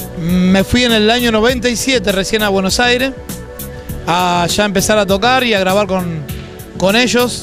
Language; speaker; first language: Spanish; native; Spanish